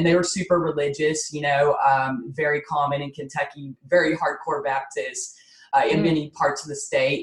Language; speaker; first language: English; native; English